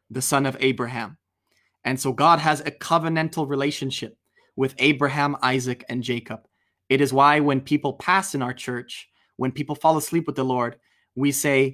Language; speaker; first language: English; native; English